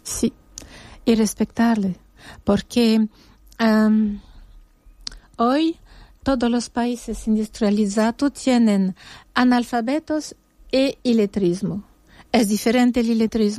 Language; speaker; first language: Spanish; non-native, fluent; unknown